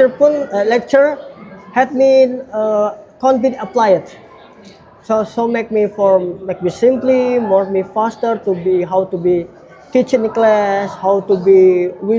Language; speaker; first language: English; non-native, learner; Indonesian